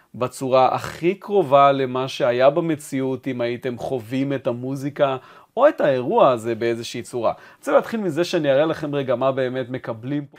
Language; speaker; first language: Hebrew; native; Hebrew